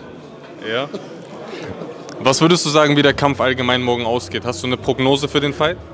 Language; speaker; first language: German; native; German